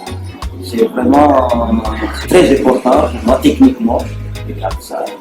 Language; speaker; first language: French; non-native, local second language; Malagasy